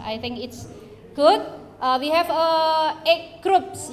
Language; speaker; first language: English; non-native, fluent; Indonesian